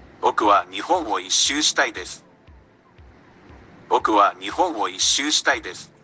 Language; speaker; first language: Japanese; non-native, learner; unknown